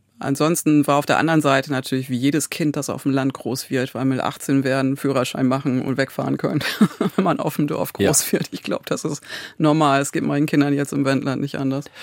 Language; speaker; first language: German; native; German